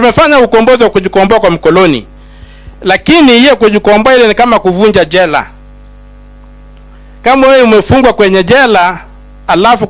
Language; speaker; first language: Swahili; non-native, local second language; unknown